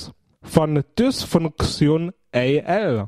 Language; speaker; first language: German; native; German